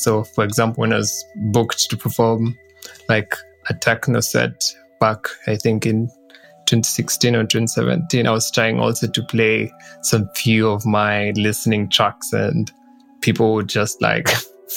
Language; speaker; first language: English; non-native, local second language; Kikuyu